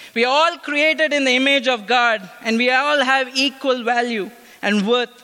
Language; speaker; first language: English; non-native, local second language; Tamil